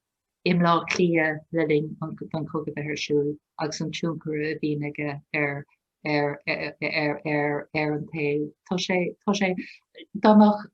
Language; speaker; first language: Irish; non-native, local second language; English